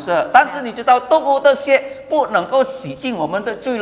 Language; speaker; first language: Chinese; early bilingual, heritage; Chinese